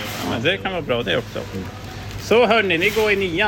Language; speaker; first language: Swedish; native; Swedish